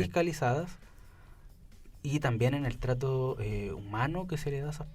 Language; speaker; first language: Spanish; native; Spanish